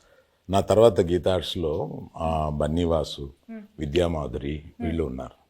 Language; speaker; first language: Telugu; native; Telugu